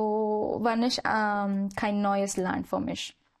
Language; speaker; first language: German; non-native, learner; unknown